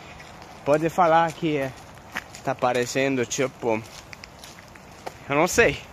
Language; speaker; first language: Portuguese; non-native, fluent; Swedish